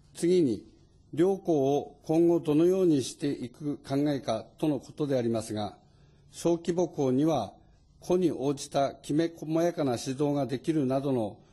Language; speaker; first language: Japanese; native; Japanese